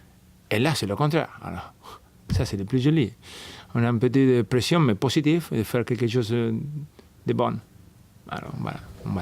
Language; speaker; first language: French; non-native, fluent; Spanish